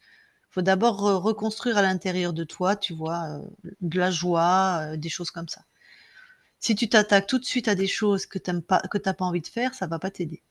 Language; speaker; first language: French; native; French